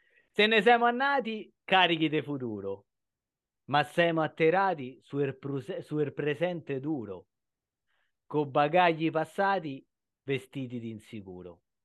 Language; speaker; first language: Italian; native; Italian